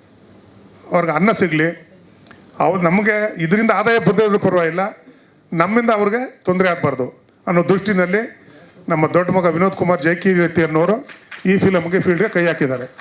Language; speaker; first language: Kannada; native; Kannada